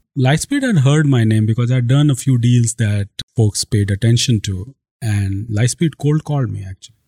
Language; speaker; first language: English; non-native, local second language; Hindi